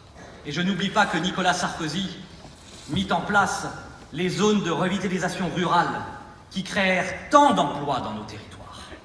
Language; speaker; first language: French; native; French